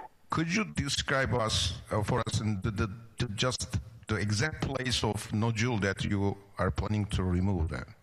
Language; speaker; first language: English; non-native, fluent; Turkish